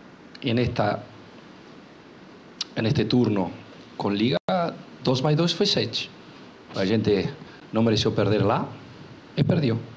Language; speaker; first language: Portuguese; non-native, local second language; Spanish